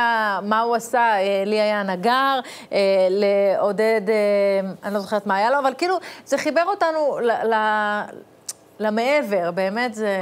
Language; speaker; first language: Hebrew; native; Hebrew